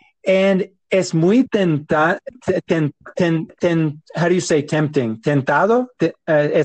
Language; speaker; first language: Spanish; non-native, learner; English